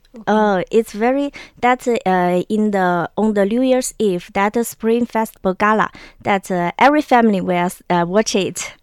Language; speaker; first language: English; non-native, learner; Chinese